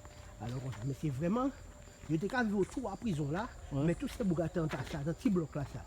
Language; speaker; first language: French; non-native, local second language; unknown